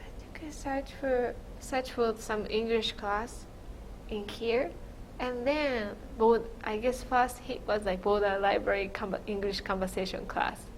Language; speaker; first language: English; non-native, fluent; Japanese